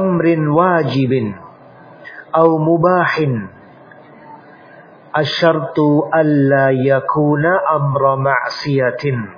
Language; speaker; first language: Arabic; non-native, fluent; Indonesian